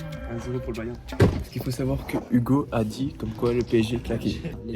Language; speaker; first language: French; native; French